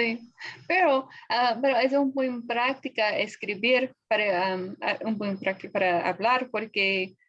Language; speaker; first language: Spanish; non-native, fluent; English